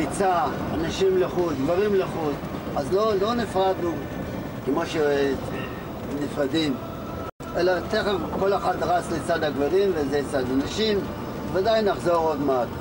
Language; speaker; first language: Hebrew; non-native, fluent; Yiddish